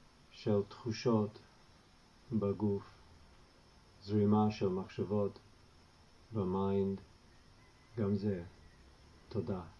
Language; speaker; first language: Hebrew; non-native, fluent; English